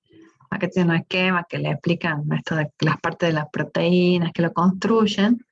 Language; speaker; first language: Spanish; native; Spanish